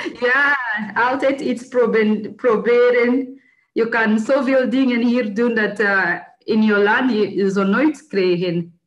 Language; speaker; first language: Dutch; non-native, learner; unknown